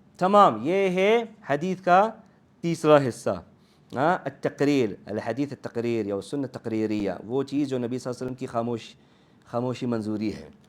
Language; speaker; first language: Urdu; early bilingual, heritage; Urdu